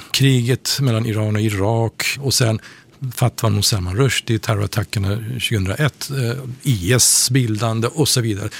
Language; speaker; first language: Swedish; non-native, fluent; Persian